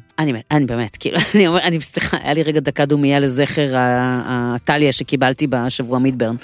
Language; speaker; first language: Hebrew; native; Hebrew